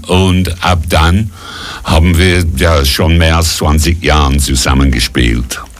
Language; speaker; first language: German; non-native, fluent; English